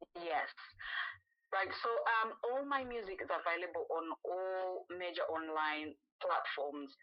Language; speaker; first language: English; non-native, local second language; Shona